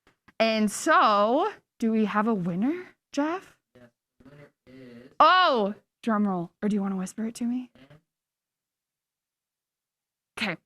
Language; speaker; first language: English; native; English